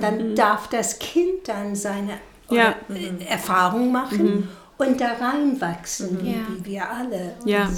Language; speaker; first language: German; non-native, fluent; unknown